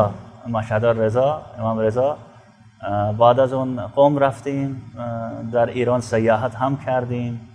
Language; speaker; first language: Persian; non-native, fluent; Urdu